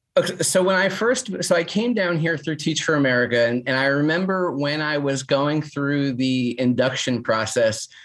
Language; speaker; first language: English; native; English